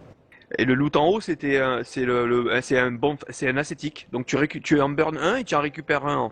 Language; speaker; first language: French; native; French